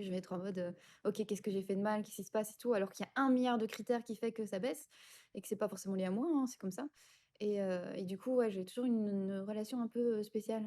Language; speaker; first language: French; native; French